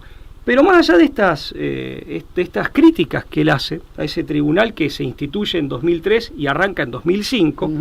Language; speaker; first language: Spanish; native; Spanish